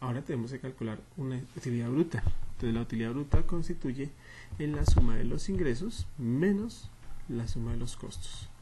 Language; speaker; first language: Spanish; native; Spanish